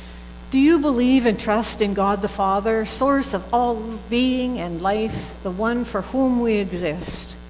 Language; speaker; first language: English; native; English